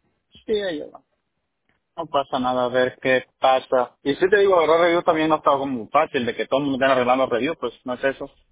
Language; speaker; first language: Spanish; native; Spanish